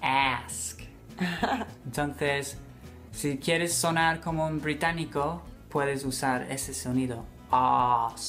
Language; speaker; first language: Spanish; non-native, fluent; English